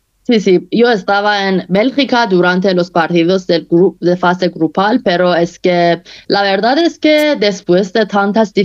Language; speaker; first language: Spanish; non-native, fluent; Persian